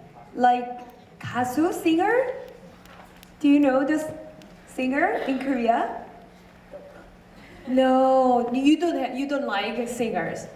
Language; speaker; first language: English; non-native, learner; Korean